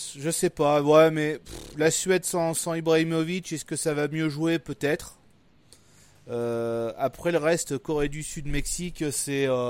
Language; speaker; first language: French; native; French